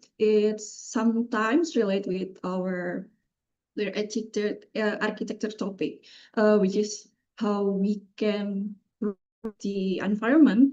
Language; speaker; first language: English; non-native, fluent; Indonesian